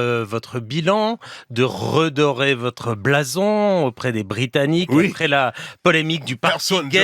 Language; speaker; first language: French; native; French